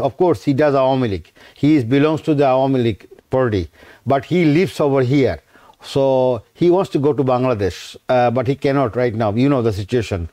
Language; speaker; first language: English; non-native, local second language; Bangla